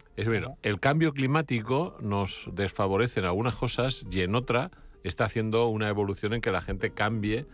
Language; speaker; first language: Spanish; native; Spanish